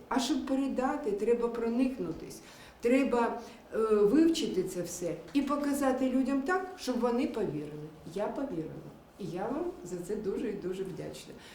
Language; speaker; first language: Ukrainian; native; Ukrainian